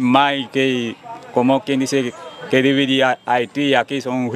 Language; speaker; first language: Spanish; non-native, fluent; Haitian Creole